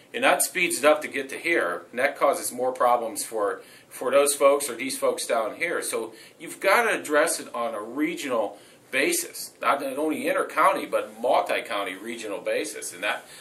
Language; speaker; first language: English; native; English